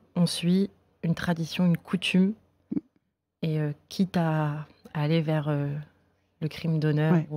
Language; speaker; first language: French; native; French